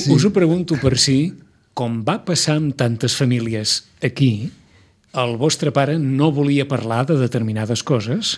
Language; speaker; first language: Catalan; native; Catalan